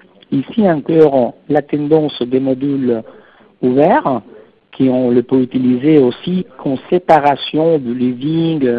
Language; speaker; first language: French; non-native, fluent; Italian